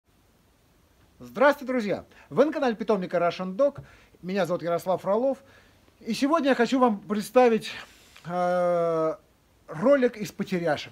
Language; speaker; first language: Russian; native; Russian